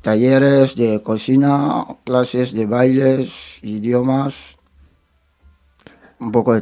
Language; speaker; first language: Spanish; non-native, fluent; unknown